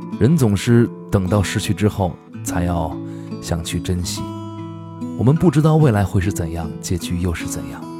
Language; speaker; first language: Chinese; native; Chinese